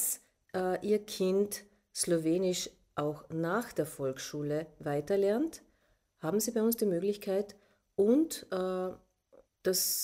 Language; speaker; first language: German; non-native, local second language; Slovenian